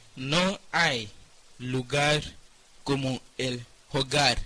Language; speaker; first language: Spanish; non-native, fluent; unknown